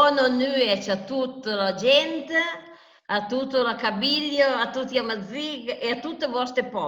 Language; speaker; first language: French; non-native, fluent; Italian